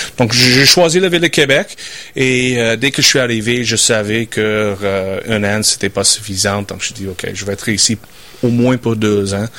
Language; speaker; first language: French; non-native, fluent; English